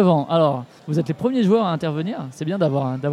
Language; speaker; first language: French; native; French